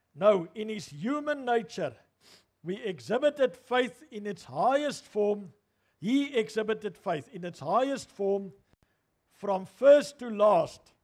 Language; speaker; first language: English; non-native, local second language; Afrikaans